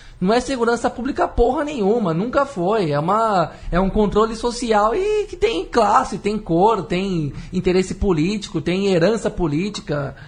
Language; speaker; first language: Portuguese; native; Portuguese